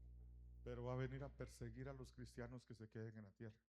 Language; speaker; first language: Spanish; native; Spanish